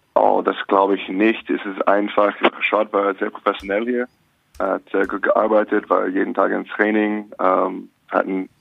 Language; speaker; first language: German; non-native, learner; English